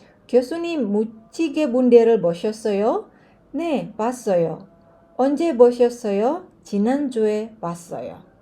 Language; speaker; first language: Korean; non-native, fluent; Indonesian